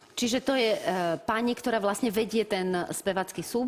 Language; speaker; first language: Slovak; native; Slovak